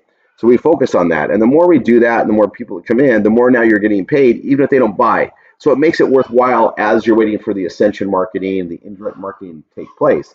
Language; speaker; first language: English; native; English